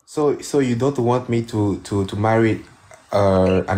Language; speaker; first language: English; non-native, learner; French